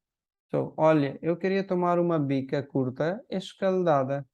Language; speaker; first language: Portuguese; non-native, fluent; Hindi